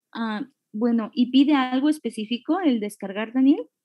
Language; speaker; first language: Spanish; native; Spanish